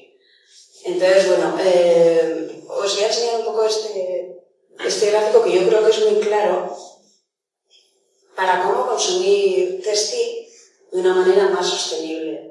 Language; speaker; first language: Spanish; native; Spanish